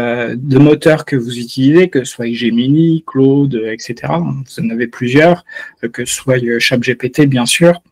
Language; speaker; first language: French; native; French